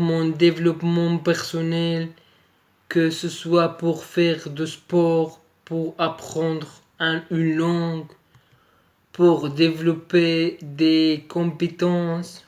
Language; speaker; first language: French; native; French